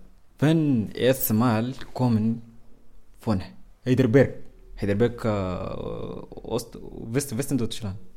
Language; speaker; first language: German; non-native, learner; Arabic